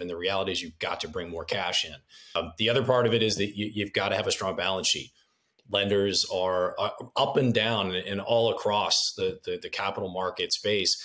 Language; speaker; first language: English; native; English